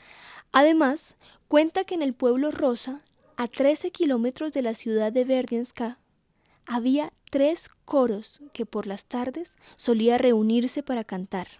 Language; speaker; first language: Spanish; native; Spanish